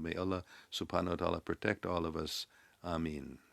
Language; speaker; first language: English; native; English